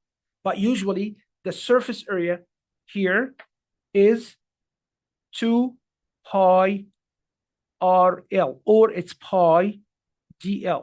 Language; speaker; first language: English; non-native, fluent; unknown